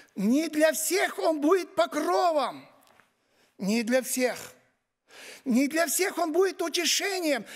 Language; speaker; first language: Russian; native; Russian